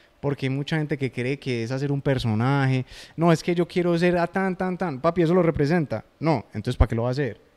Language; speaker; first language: Spanish; native; Spanish